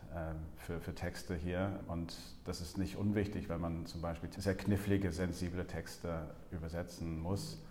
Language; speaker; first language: German; non-native, fluent; English